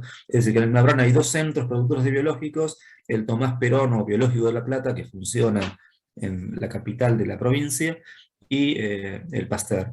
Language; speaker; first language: Spanish; native; Spanish